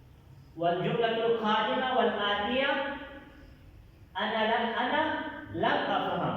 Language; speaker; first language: Arabic; non-native, fluent; Pashto